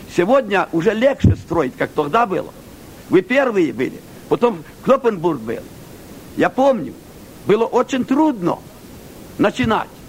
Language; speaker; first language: Russian; non-native, local second language; Ukrainian